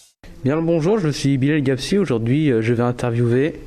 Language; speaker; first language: French; native; French